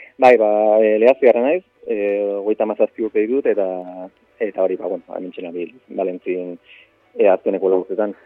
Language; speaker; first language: Basque; native; Basque